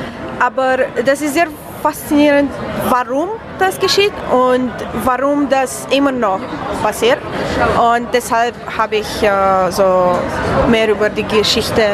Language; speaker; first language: German; non-native, learner; Romanian